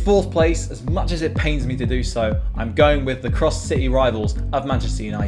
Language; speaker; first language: English; native; English